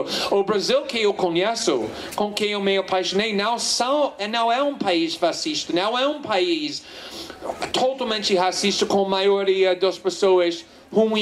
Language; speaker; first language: Portuguese; non-native, fluent; English